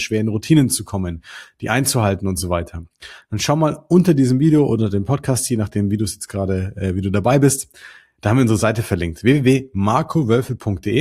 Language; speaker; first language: German; native; German